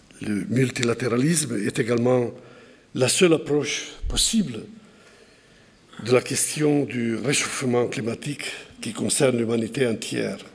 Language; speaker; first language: French; non-native, fluent; Italian